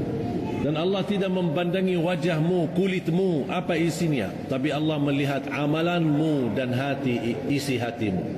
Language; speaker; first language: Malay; non-native, fluent; Arabic